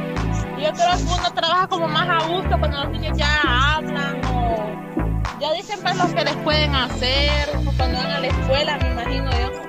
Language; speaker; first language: Spanish; native; Spanish